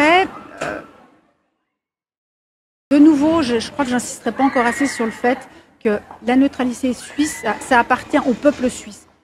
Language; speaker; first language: French; native; French